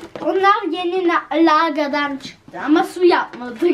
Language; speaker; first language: Turkish; early bilingual, heritage; Turkish